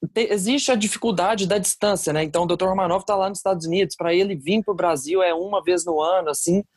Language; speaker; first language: Portuguese; early bilingual, other home language; English